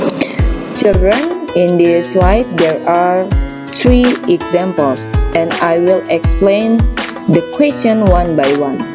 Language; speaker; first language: English; non-native, fluent; Indonesian